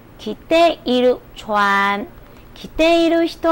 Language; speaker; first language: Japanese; non-native, fluent; Chinese